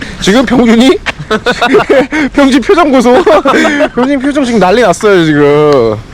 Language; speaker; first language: Korean; native; Korean